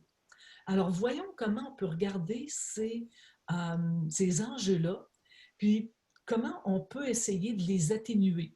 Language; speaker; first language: French; native; French